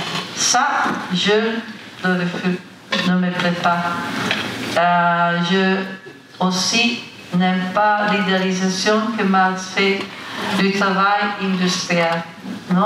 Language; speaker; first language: French; non-native, fluent; Italian